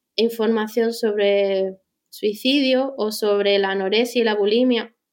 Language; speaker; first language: Spanish; native; Spanish